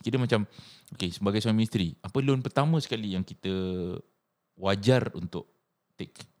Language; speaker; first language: Malay; native; Malay